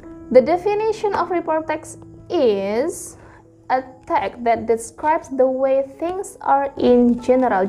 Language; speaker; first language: English; non-native, fluent; Indonesian